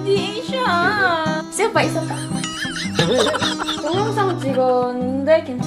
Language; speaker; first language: Korean; non-native, learner; Filipino